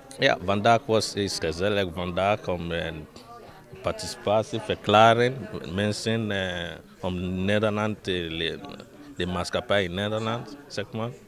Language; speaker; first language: Dutch; non-native, learner; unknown